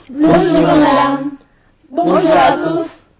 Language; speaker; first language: French; non-native, learner; Vietnamese